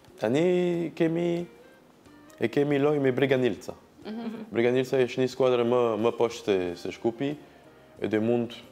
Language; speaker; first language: Albanian; non-native, learner; French